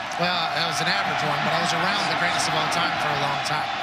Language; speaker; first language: English; native; English